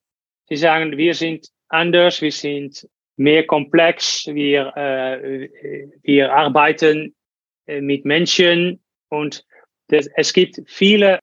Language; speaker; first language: German; non-native, learner; Dutch